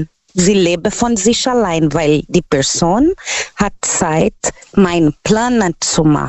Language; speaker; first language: German; non-native, fluent; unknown